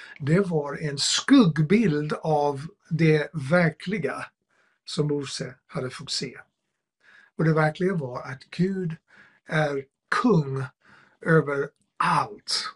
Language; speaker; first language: Swedish; non-native, fluent; English